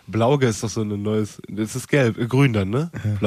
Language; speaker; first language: German; native; German